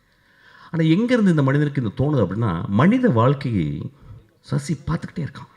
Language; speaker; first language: Tamil; native; Tamil